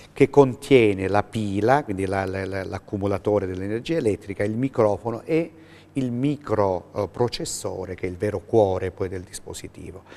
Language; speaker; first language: Italian; native; Italian